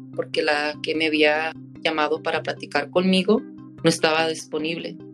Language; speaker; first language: Spanish; early bilingual, heritage; Spanish